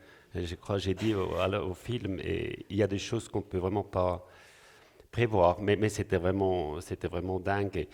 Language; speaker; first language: French; non-native, local second language; German